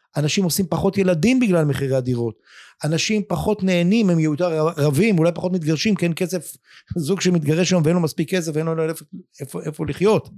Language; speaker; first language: Hebrew; native; Hebrew